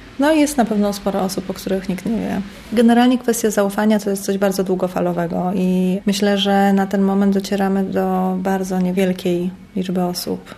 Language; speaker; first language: Polish; native; Polish